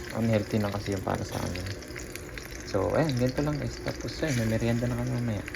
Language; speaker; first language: Filipino; native; Filipino